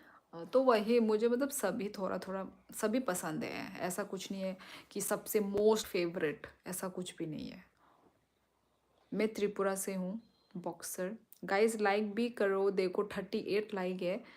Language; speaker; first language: Hindi; non-native, local second language; Kok Borok